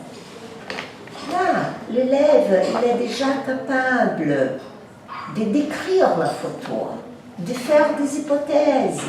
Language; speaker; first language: French; non-native, fluent; Portuguese